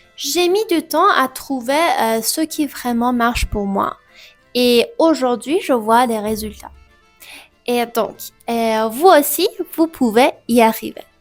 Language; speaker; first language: French; non-native, fluent; Persian